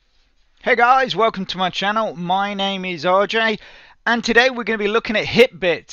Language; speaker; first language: English; native; English